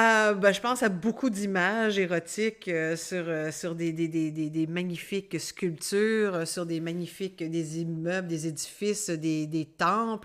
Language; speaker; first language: French; native; French